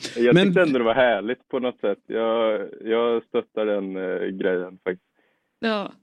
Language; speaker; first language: Swedish; native; Swedish